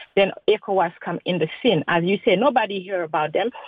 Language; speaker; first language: English; non-native, fluent; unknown